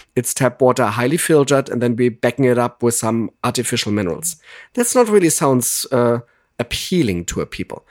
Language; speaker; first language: English; non-native, fluent; German